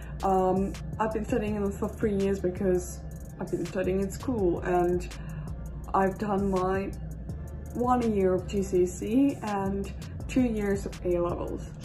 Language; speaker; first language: English; non-native, fluent; Russian